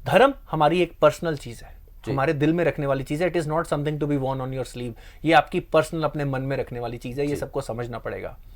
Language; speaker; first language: Hindi; non-native, local second language; Punjabi